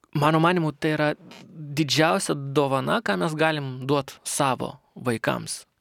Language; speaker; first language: Lithuanian; non-native, local second language; Russian